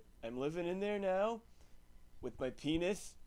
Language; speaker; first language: English; native; English